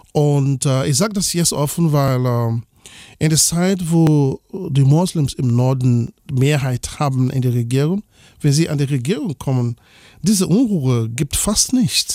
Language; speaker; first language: German; non-native, fluent; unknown